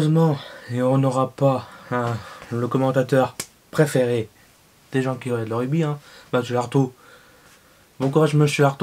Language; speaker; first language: French; native; French